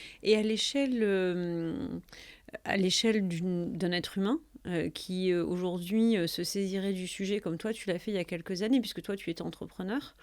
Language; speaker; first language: French; native; French